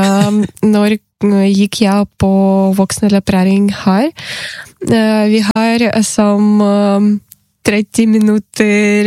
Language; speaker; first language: Norwegian; non-native, learner; Ukrainian